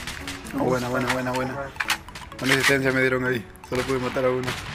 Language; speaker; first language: Spanish; native; Spanish